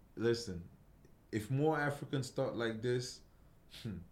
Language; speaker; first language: English; non-native, local second language; French